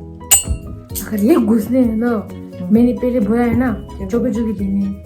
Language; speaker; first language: Hindi; non-native, local second language; Tibetan